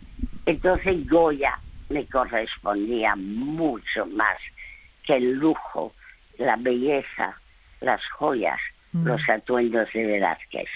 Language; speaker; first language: Spanish; early bilingual, other home language; French